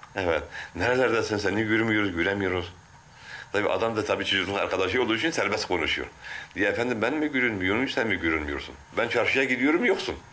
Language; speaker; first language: Turkish; non-native, local second language; Kurdish